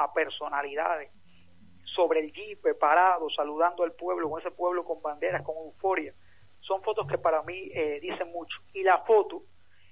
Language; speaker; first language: Spanish; native; Spanish